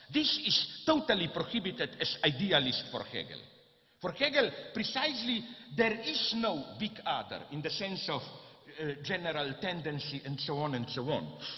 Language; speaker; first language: English; non-native, fluent; Slovenian